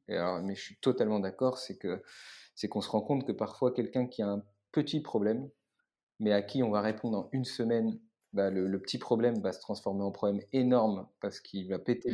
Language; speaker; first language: French; native; French